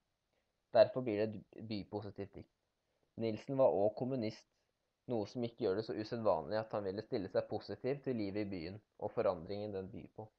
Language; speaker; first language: Norwegian; native; Norwegian